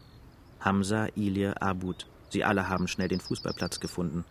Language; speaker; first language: German; native; German